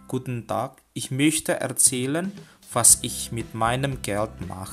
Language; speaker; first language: German; non-native, learner; Indonesian